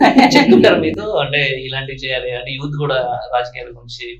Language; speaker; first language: Telugu; native; Telugu